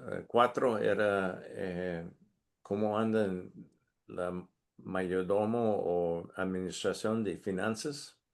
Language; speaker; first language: Spanish; non-native, fluent; English